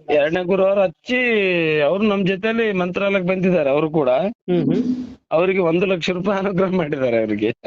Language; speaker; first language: Kannada; native; Kannada